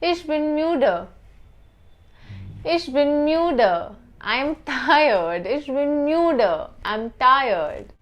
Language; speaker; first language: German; non-native, fluent; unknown